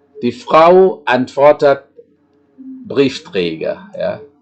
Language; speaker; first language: German; non-native, fluent; Indonesian